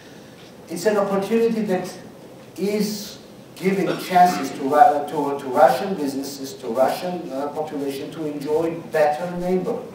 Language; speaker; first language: English; non-native, fluent; Georgian